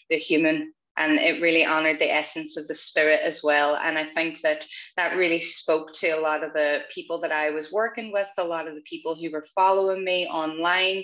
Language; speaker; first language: English; native; English